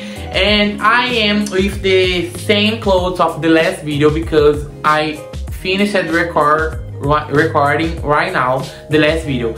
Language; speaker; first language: English; non-native, learner; Portuguese